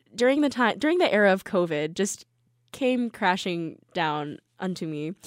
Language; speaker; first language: English; early bilingual, other home language; Korean